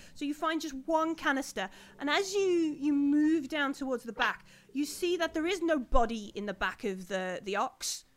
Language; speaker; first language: English; native; English